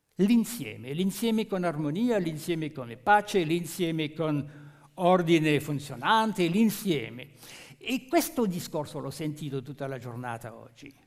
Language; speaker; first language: Italian; non-native, fluent; French